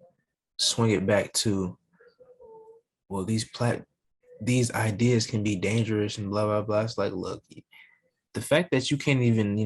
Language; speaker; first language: English; native; English